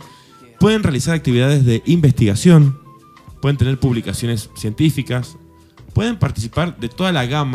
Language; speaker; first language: Spanish; native; Spanish